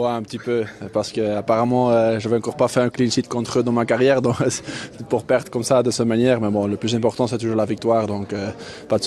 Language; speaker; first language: French; non-native, fluent; Dutch